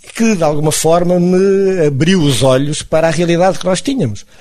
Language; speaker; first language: Portuguese; native; Portuguese